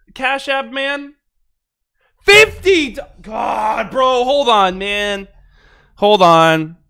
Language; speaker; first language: English; native; English